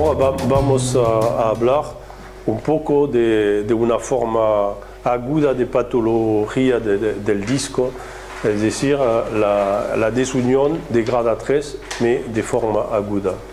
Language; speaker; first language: Spanish; non-native, fluent; French